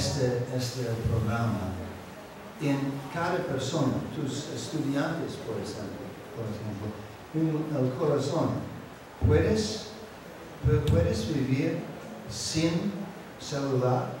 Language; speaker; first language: Spanish; non-native, fluent; English